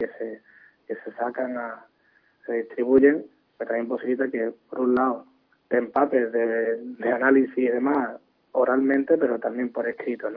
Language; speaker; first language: Spanish; native; Spanish